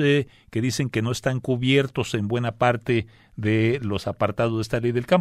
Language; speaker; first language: Spanish; native; Spanish